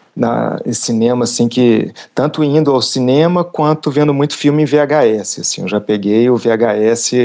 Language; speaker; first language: Portuguese; native; Portuguese